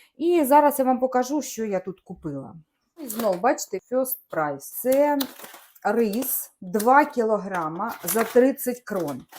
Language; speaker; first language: Ukrainian; non-native, local second language; Russian